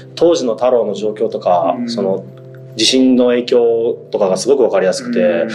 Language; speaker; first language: Japanese; native; Japanese